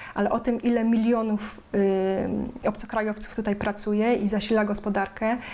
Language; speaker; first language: Polish; native; Polish